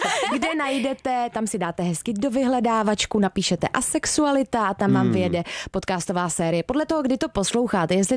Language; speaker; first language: Czech; native; Czech